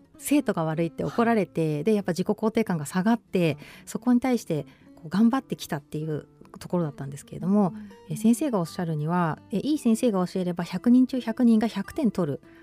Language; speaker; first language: Japanese; native; Japanese